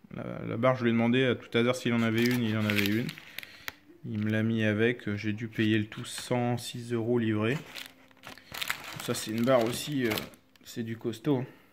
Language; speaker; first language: French; native; French